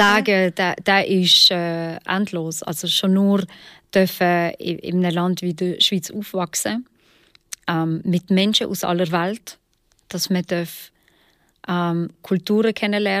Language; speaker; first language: German; early bilingual, other home language; Albanian